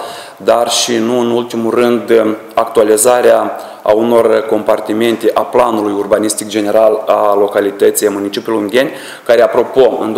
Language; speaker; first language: Romanian; native; Romanian